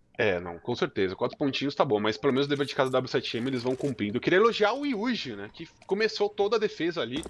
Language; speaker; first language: Portuguese; native; Portuguese